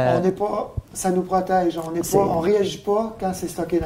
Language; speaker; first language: French; native; French